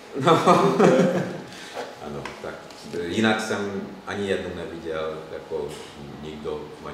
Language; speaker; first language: Czech; non-native, fluent; Hungarian